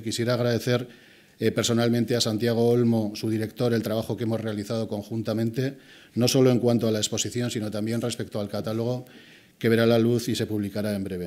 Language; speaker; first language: Spanish; native; Spanish